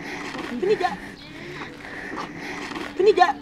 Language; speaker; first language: Chinese; non-native, local second language; Tibetan